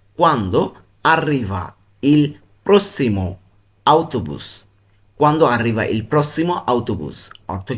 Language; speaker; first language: Italian; non-native, learner; Bangla